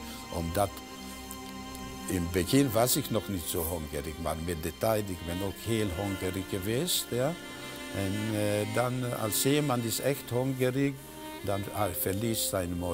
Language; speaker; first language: Dutch; non-native, fluent; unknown